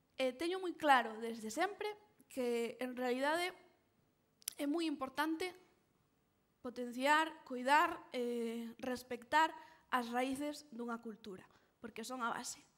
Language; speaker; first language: Galician; non-native, local second language; Spanish